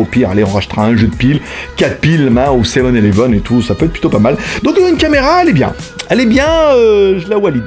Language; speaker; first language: French; native; French